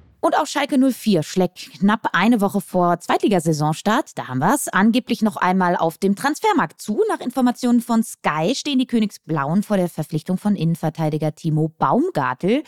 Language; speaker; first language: German; native; German